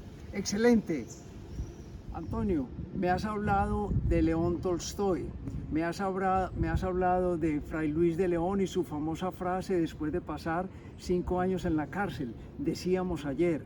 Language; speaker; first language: Spanish; native; Spanish